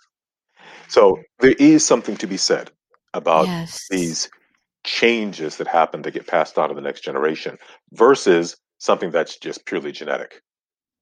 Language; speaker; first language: English; non-native, local second language; Akan